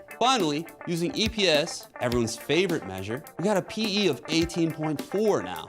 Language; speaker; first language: English; native; English